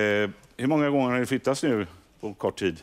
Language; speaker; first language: Swedish; native; Swedish